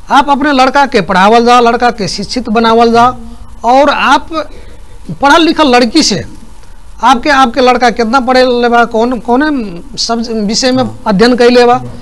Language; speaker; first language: Bhojpuri; native; Bhojpuri